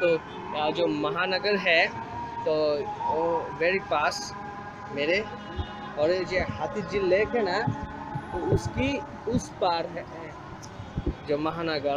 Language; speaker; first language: Hindi; non-native, learner; Bangla